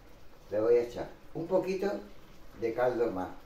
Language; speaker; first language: Spanish; native; Spanish